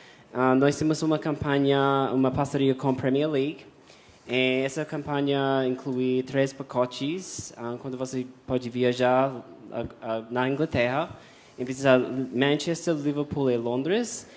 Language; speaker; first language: Portuguese; non-native, fluent; English